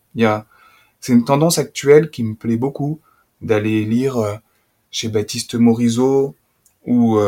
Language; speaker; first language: French; native; French